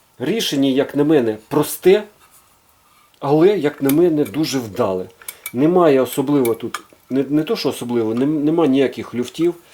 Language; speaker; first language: Ukrainian; non-native, local second language; Russian